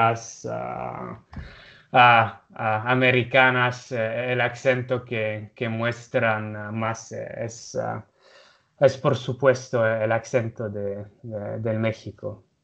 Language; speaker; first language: Spanish; non-native, learner; Italian